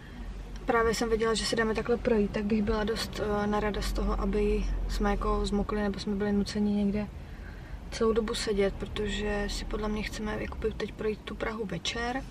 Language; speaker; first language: Czech; native; Czech